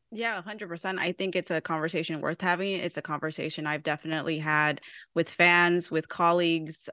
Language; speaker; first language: English; early bilingual, other home language; Spanish